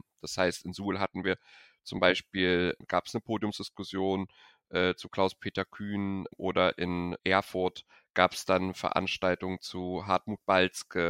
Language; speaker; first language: German; native; German